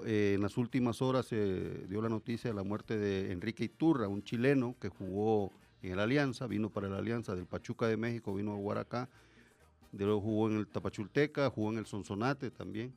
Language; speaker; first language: Spanish; native; Spanish